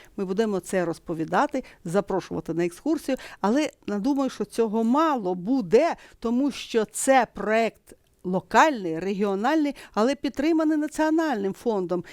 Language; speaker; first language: Ukrainian; native; Ukrainian